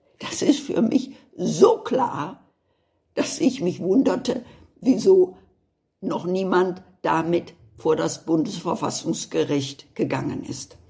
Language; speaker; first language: German; native; German